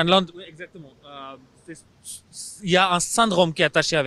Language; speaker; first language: French; non-native, fluent; English